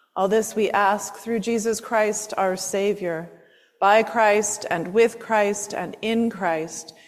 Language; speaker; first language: English; native; English